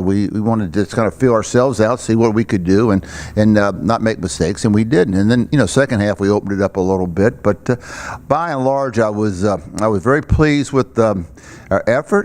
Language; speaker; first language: English; native; English